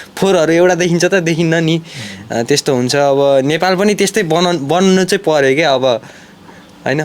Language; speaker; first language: Nepali; native; Nepali